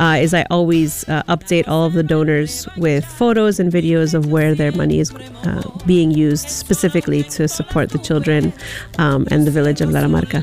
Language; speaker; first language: English; early bilingual, other home language; Spanish